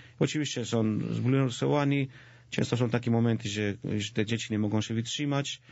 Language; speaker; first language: Polish; non-native, fluent; Georgian